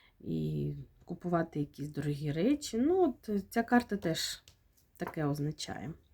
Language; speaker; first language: Ukrainian; non-native, local second language; Russian